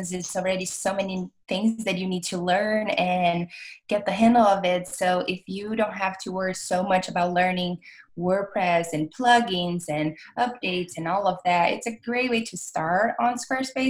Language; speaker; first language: English; non-native, fluent; Portuguese